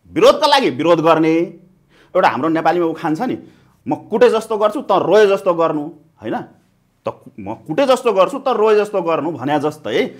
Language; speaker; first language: Nepali; non-native, local second language; Maithili